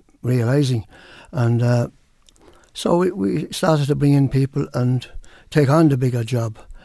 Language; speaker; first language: English; native; English